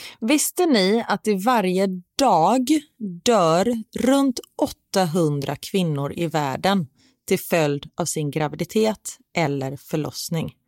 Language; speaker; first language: Swedish; native; Swedish